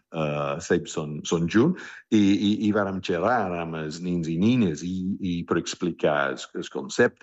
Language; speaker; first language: Catalan; non-native, fluent; English